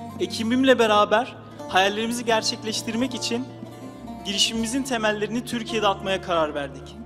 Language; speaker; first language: Turkish; early bilingual, heritage; Turkish